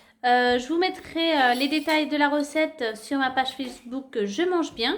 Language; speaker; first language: French; native; French